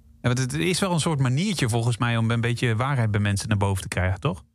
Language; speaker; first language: Dutch; native; Dutch